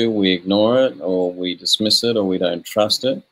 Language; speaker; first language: English; native; English